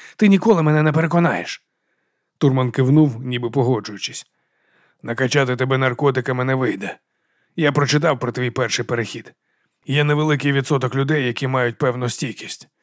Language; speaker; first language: Ukrainian; native; Ukrainian